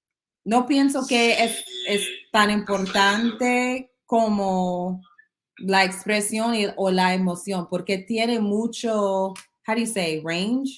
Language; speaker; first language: Spanish; non-native, learner; English